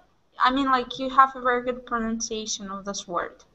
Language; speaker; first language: English; non-native, fluent; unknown